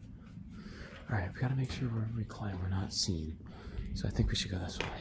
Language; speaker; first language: English; native; English